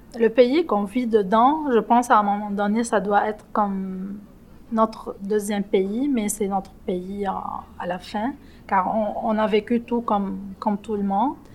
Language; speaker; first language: French; non-native, local second language; Arabic